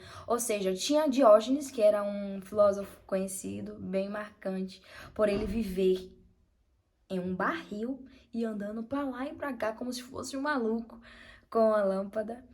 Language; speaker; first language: Portuguese; native; Portuguese